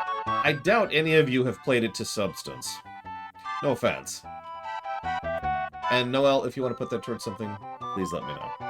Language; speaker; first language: English; native; English